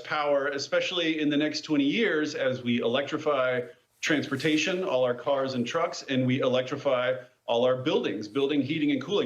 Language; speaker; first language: English; native; English